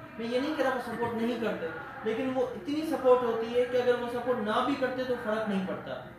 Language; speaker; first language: Urdu; non-native, local second language; Sindhi